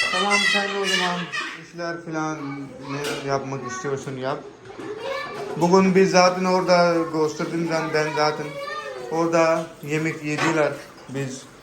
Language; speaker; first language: Turkish; non-native, learner; Urdu